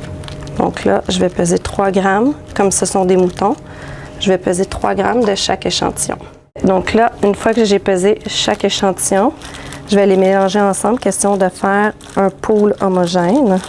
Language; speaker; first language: French; native; French